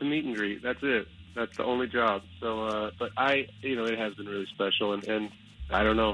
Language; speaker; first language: English; native; English